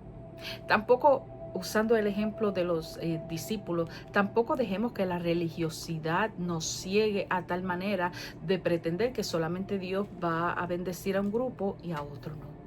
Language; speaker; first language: Spanish; native; Spanish